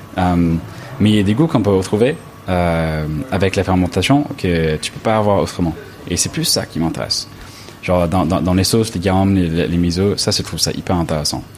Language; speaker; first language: French; non-native, fluent; English